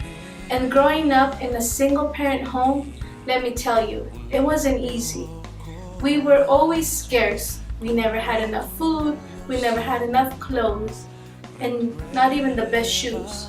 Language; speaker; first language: English; early bilingual, other home language; Spanish